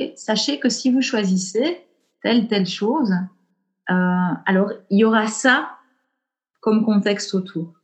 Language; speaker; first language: French; native; French